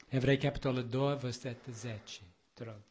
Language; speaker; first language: Romanian; non-native, learner; English